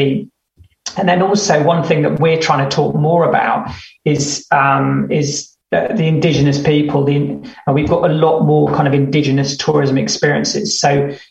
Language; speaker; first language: English; native; English